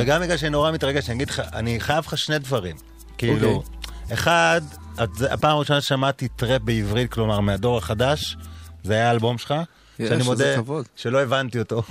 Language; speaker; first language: Hebrew; native; Hebrew